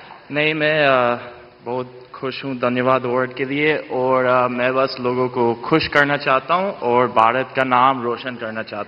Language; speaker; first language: Hindi; non-native, fluent; English